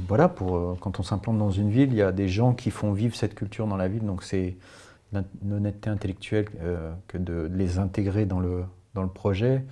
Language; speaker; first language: French; native; French